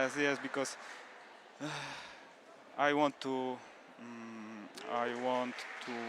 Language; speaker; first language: English; non-native, learner; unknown